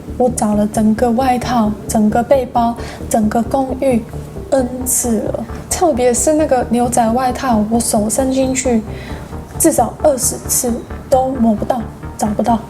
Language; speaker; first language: Chinese; non-native, fluent; English